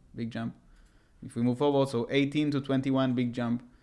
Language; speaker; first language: English; non-native, fluent; Hebrew